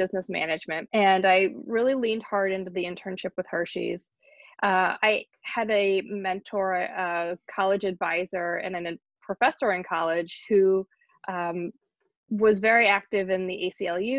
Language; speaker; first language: English; native; English